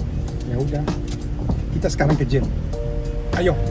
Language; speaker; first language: Indonesian; early bilingual, heritage; Dutch